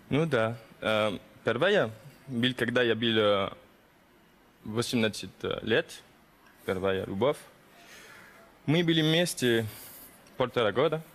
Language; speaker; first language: Russian; early bilingual, heritage; French